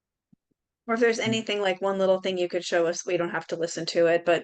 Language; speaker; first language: English; native; English